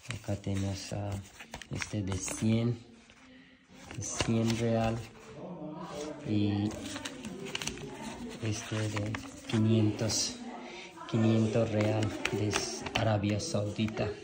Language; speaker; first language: Spanish; non-native, learner; Urdu